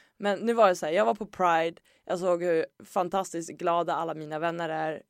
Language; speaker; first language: Swedish; native; Swedish